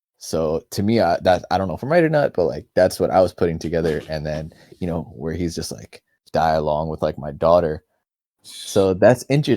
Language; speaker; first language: English; native; English